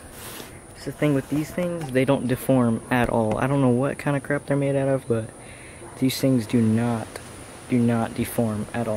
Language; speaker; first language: English; native; English